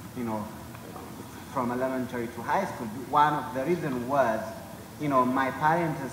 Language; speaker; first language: English; non-native, fluent; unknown